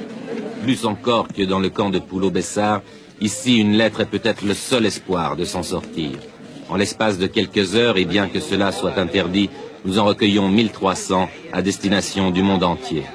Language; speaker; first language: French; native; French